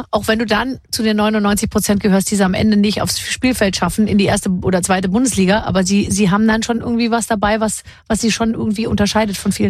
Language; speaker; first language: German; native; German